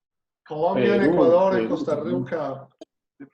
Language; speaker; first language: Spanish; native; Spanish